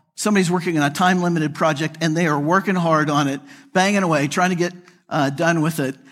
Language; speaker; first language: English; native; English